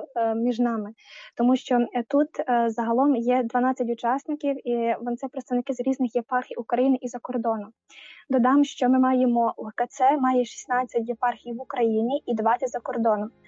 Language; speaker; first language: Ukrainian; native; Ukrainian